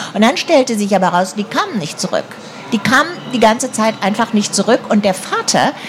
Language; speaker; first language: German; native; German